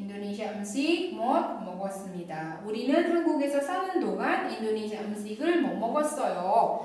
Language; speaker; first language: Korean; non-native, fluent; Indonesian